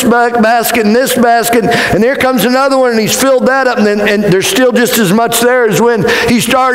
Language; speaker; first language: English; native; English